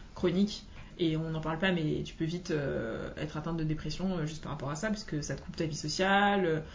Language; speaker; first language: French; native; French